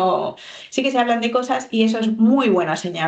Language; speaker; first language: Spanish; native; Spanish